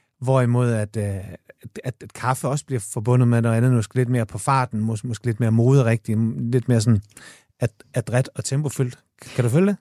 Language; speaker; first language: Danish; native; Danish